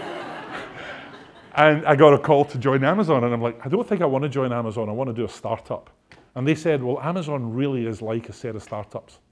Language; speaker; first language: English; native; English